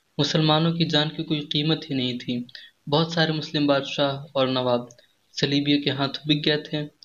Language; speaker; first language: Urdu; native; Urdu